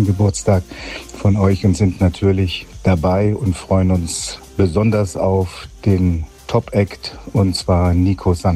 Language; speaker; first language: German; native; German